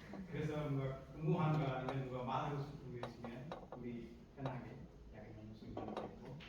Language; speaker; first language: Korean; non-native, fluent; Hindi